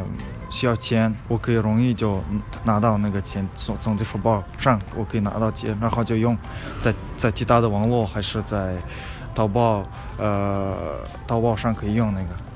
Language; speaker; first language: Chinese; non-native, learner; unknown